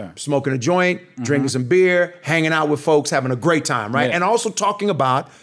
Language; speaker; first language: English; native; English